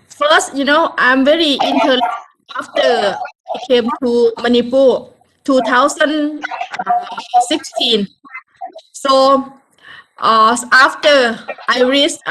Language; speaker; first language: English; non-native, learner; Thai